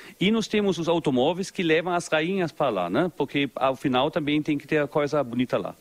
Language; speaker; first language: Portuguese; non-native, fluent; German